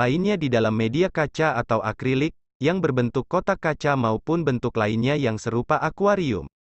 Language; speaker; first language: Indonesian; native; Indonesian